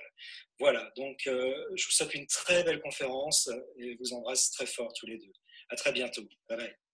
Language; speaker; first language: French; native; French